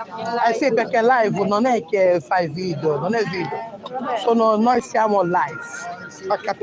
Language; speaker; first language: Italian; non-native, learner; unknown